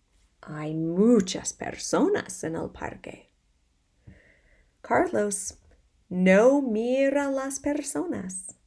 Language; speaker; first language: Spanish; non-native, fluent; English